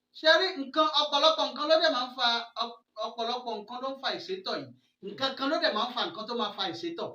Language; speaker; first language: Yoruba; non-native, local second language; Fon